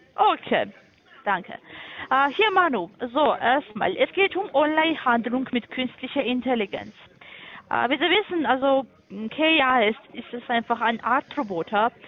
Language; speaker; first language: German; non-native, learner; Turkish